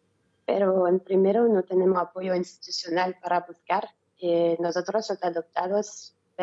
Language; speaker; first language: Spanish; non-native, learner; French